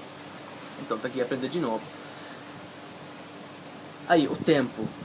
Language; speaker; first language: Portuguese; non-native, fluent; English